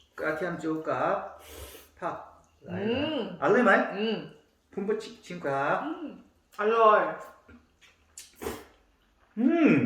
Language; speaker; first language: Thai; non-native, learner; Korean